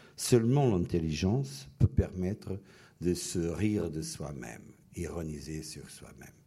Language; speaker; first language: French; non-native, fluent; Portuguese